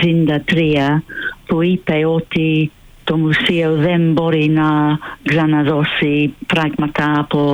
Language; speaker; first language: Greek; non-native, fluent; English